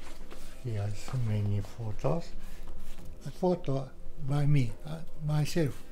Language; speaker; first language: English; non-native, learner; Japanese